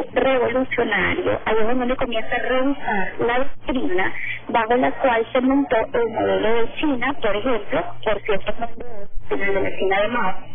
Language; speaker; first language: Spanish; native; Spanish